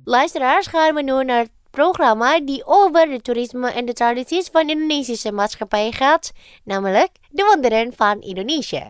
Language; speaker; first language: Dutch; non-native, fluent; Indonesian